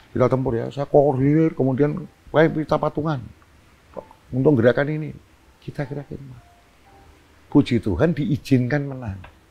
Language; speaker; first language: Indonesian; non-native, local second language; Javanese